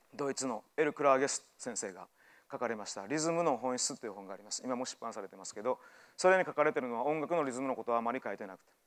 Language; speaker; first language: Japanese; native; Japanese